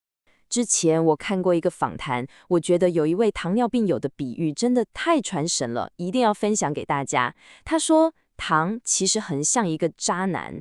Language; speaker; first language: Chinese; native; Chinese